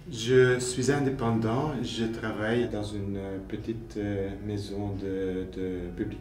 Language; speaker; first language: French; non-native, fluent; Dutch